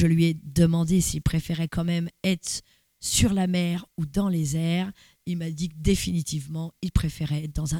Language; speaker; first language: French; native; French